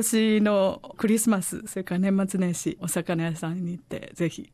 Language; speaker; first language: Japanese; native; Japanese